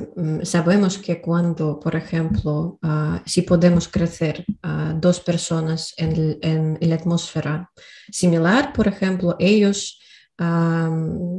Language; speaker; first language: Spanish; non-native, learner; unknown